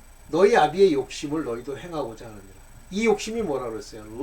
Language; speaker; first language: Korean; native; Korean